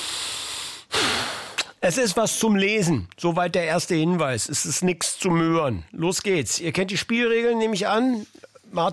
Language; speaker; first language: German; native; German